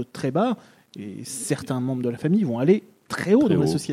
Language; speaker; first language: French; native; French